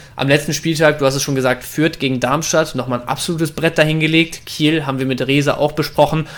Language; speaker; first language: German; native; German